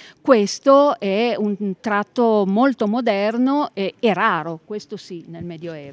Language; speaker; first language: Italian; native; Italian